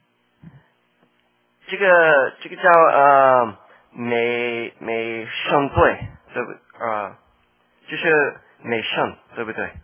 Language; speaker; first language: Chinese; non-native, learner; English